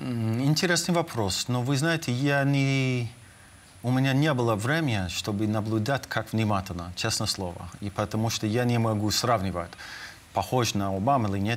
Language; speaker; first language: Russian; non-native, fluent; English